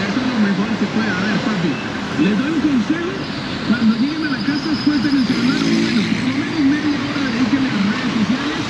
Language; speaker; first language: Spanish; native; Spanish